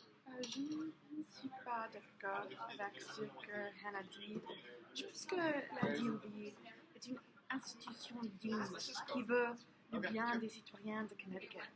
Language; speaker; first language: French; non-native, learner; English